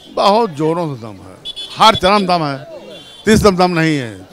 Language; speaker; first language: Hindi; native; Hindi